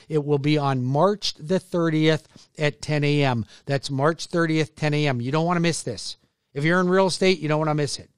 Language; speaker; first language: English; native; English